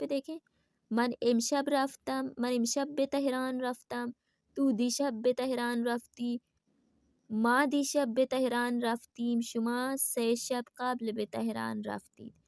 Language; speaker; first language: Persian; non-native, fluent; Urdu